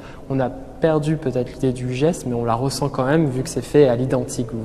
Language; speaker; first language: French; native; French